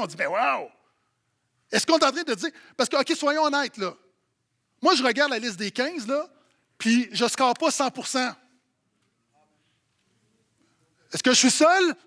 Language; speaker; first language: French; native; French